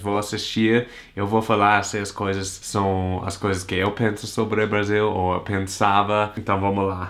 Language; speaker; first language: Portuguese; non-native, learner; English